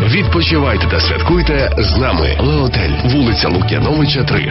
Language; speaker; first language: Ukrainian; native; Ukrainian